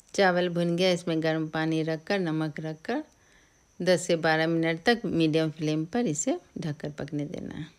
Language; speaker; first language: Hindi; native; Hindi